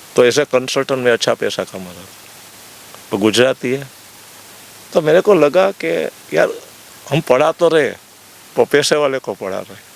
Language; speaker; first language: Hindi; non-native, local second language; Gujarati